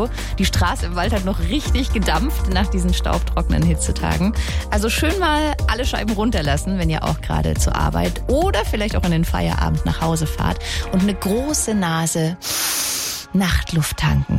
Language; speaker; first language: German; native; German